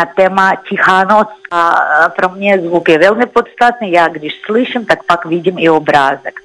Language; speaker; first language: Czech; non-native, fluent; Russian